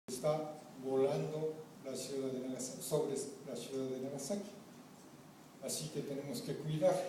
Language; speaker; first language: Spanish; non-native, fluent; Japanese